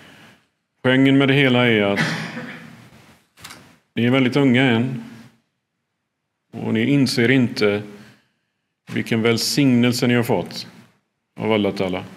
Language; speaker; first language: Swedish; early bilingual, other home language; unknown